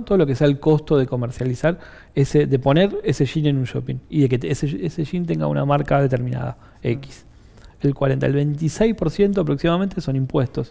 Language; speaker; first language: Spanish; native; Spanish